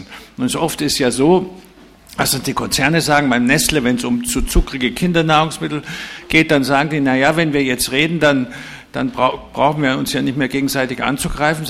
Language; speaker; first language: German; native; German